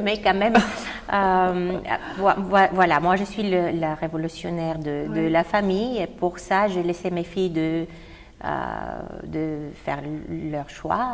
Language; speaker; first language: French; non-native, fluent; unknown